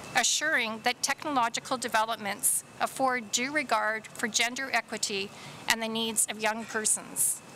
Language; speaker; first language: English; native; English